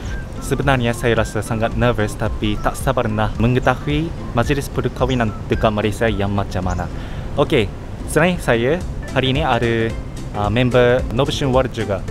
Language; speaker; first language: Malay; non-native, learner; Japanese